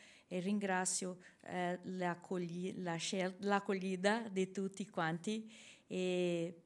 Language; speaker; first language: Italian; non-native, learner; Portuguese